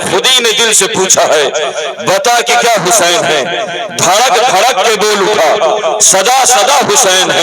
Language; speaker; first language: Urdu; native; Urdu